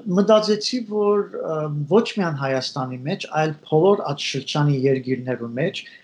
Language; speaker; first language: Armenian; early bilingual, heritage; Armenian